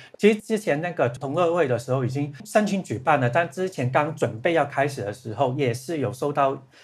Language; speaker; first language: Chinese; non-native, local second language; Cantonese